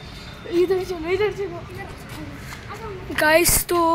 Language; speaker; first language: Hindi; native; Hindi